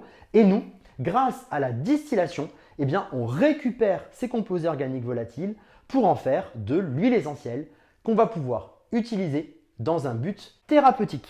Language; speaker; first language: French; native; French